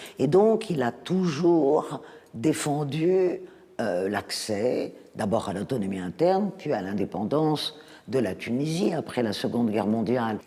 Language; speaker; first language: French; native; French